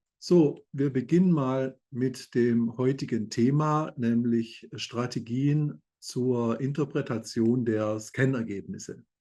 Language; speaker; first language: German; native; German